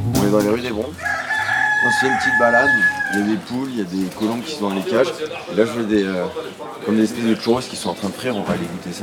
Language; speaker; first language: French; native; French